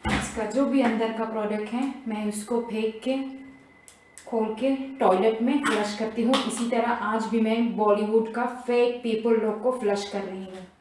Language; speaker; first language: Hindi; non-native, local second language; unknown